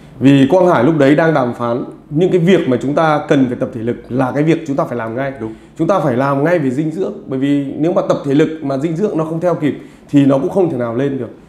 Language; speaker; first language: Vietnamese; native; Vietnamese